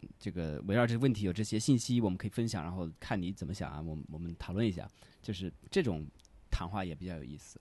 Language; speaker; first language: Chinese; non-native, fluent; English